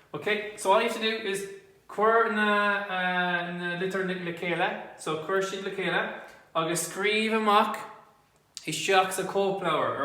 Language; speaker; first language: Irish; non-native, local second language; English